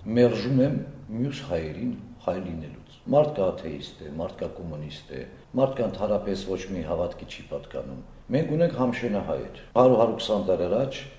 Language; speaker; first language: Armenian; early bilingual, heritage; Armenian